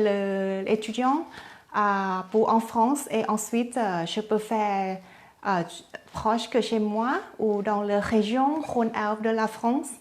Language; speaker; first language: French; non-native, learner; Thai